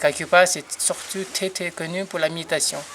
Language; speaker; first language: French; non-native, learner; Nepali